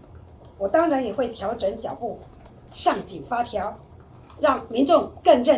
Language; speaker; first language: Chinese; native; Chinese